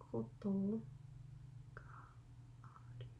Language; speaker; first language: Japanese; non-native, learner; English